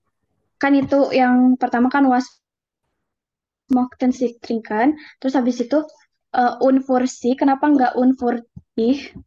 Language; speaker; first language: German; non-native, learner; Indonesian